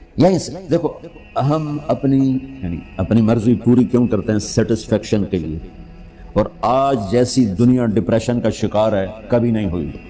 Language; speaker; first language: Urdu; non-native, local second language; Punjabi